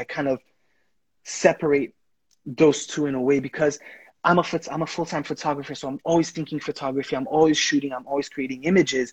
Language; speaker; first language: English; non-native, fluent; Haitian Creole